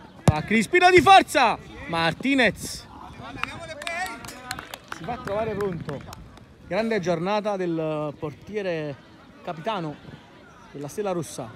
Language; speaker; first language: Italian; native; Italian